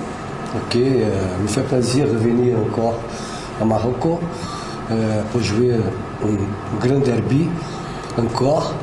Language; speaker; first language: French; non-native, fluent; Portuguese